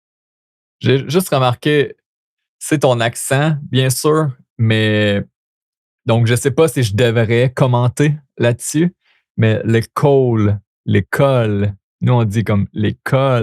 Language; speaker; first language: French; native; French